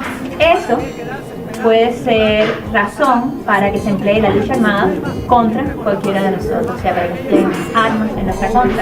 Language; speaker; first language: Spanish; native; Spanish